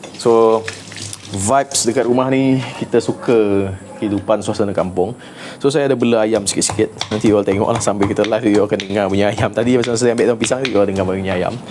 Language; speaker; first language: Malay; non-native, local second language; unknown